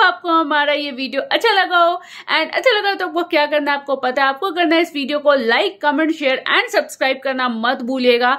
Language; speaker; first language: Hindi; native; Hindi